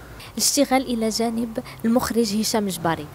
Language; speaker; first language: Arabic; native; Arabic